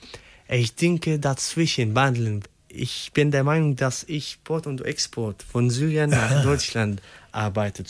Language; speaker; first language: German; non-native, local second language; Arabic